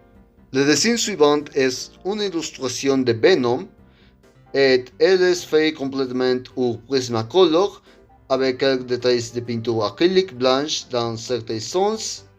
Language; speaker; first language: French; non-native, learner; Spanish